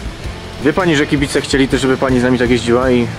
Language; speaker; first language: Polish; native; Polish